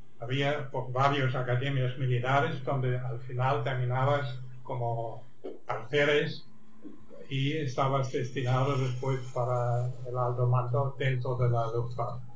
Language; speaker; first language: Spanish; non-native, fluent; German